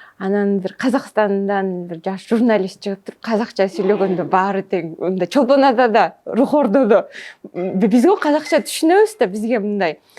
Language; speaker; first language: Kyrgyz; non-native, local second language; Russian